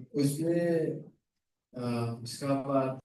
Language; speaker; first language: Hindi; non-native, local second language; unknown